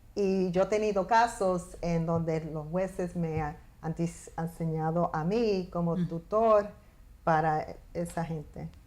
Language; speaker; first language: Spanish; early bilingual, heritage; Spanish